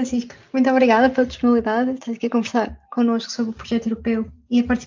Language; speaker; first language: Portuguese; native; Portuguese